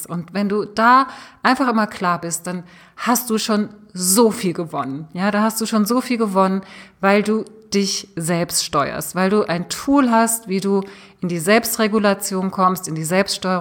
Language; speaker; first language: German; native; German